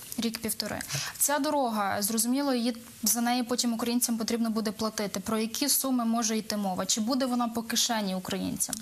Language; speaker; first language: Ukrainian; native; Ukrainian